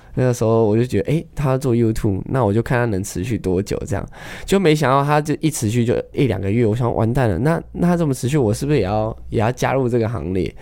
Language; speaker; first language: Chinese; native; Chinese